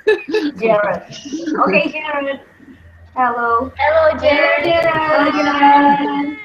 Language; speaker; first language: English; non-native, learner; Indonesian